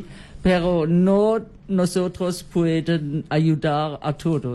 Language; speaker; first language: Spanish; non-native, learner; German